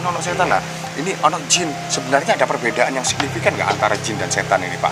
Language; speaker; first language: Indonesian; native; Indonesian